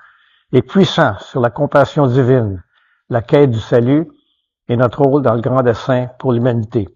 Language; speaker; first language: French; native; French